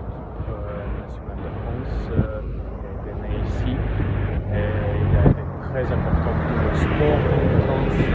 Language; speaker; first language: French; non-native, learner; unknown